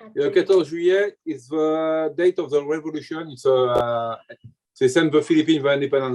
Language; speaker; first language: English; non-native, learner; French